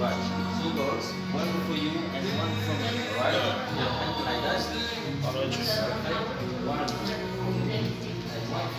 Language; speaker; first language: English; non-native, learner; French